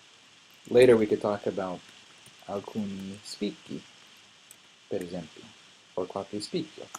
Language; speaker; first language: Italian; non-native, fluent; English